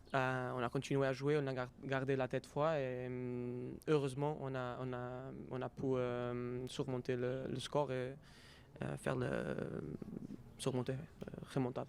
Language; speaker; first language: French; non-native, fluent; Portuguese